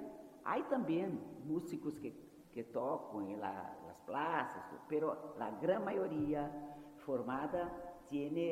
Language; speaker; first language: Spanish; non-native, fluent; Portuguese